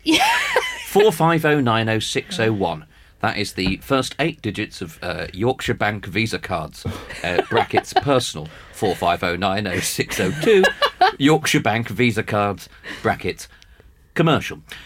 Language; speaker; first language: English; early bilingual, other home language; Spanish